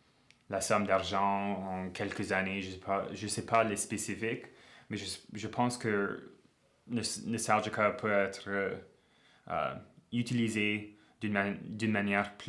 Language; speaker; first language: French; non-native, local second language; English